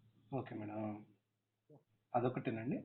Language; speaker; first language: Telugu; native; Telugu